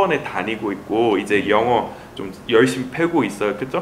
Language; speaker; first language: Korean; non-native, fluent; English